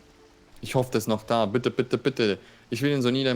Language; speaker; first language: German; native; German